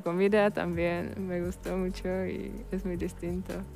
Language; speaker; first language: Spanish; non-native, learner; Czech